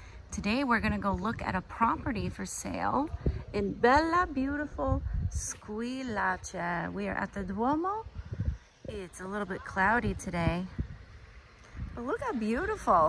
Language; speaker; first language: English; native; English